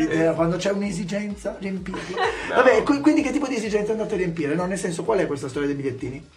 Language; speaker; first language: Italian; native; Italian